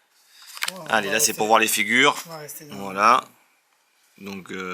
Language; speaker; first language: French; native; French